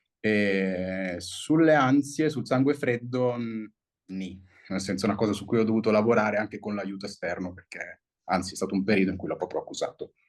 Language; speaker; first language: Italian; early bilingual, heritage; Italian